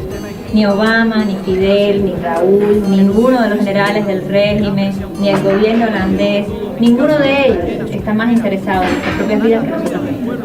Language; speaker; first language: Spanish; native; Spanish